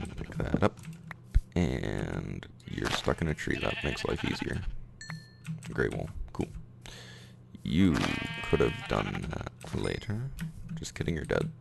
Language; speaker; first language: English; native; English